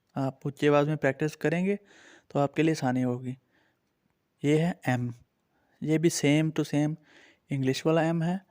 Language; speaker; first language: Urdu; native; Urdu